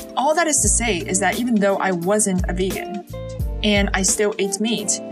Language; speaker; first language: English; early bilingual, other home language; Chinese